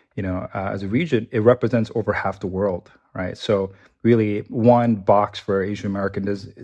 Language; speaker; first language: English; early bilingual, other home language; Chinese